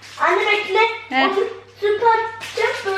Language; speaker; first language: Turkish; early bilingual, heritage; Turkish